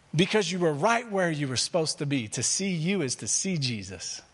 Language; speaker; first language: English; native; English